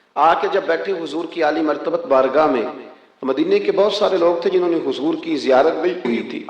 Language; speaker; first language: Urdu; non-native, local second language; Punjabi